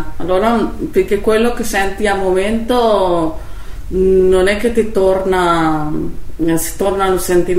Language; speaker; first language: Italian; non-native, learner; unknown